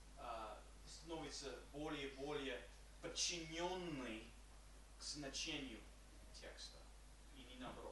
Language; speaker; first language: Russian; non-native, fluent; English